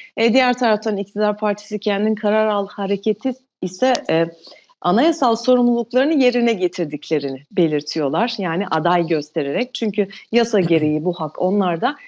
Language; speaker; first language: Turkish; non-native, local second language; Albanian